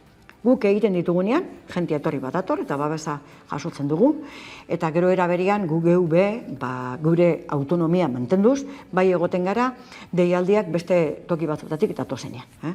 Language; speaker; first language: Basque; native; Basque